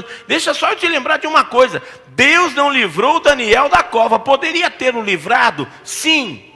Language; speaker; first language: Portuguese; native; Portuguese